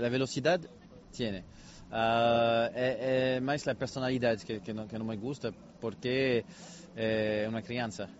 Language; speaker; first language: Spanish; non-native, learner; French